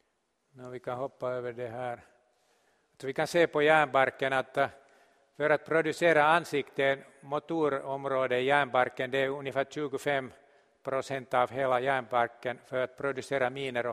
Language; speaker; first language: Swedish; non-native, local second language; Finnish